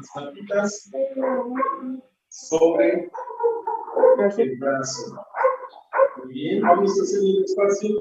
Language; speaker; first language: Spanish; native; Spanish